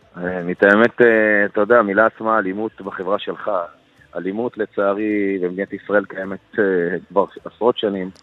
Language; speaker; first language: Hebrew; non-native, local second language; Arabic